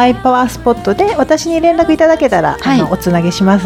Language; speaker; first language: Japanese; native; Japanese